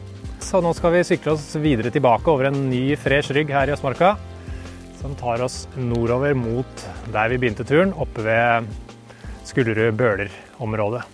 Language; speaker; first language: Norwegian; native; Norwegian